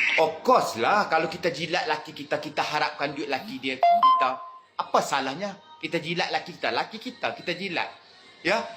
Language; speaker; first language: Malay; native; Malay